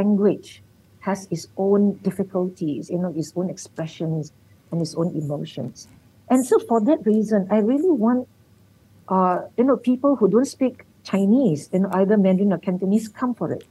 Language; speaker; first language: English; non-native, local second language; Min Nan Chinese